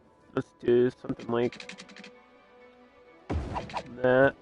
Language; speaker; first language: English; native; English